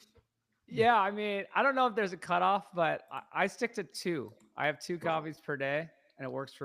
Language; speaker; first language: English; native; English